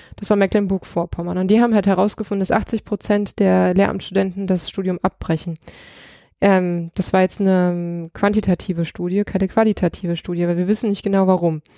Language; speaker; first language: German; early bilingual, other home language; Russian